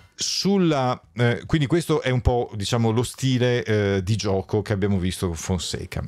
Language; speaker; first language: Italian; native; Italian